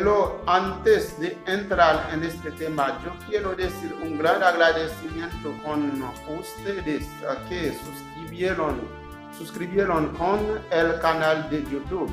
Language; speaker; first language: Spanish; non-native, learner; Haitian Creole